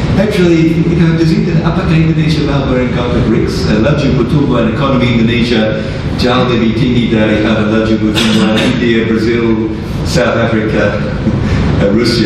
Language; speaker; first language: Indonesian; non-native, fluent; English